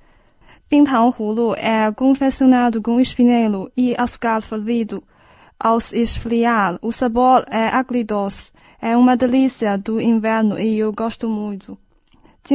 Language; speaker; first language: Portuguese; non-native, learner; Chinese